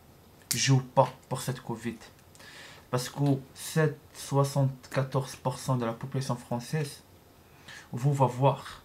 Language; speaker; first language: French; non-native, learner; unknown